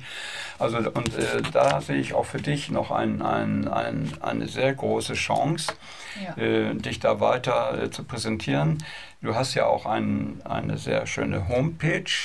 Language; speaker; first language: German; native; German